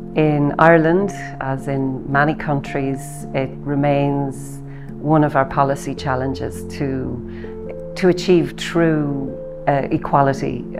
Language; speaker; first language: English; native; English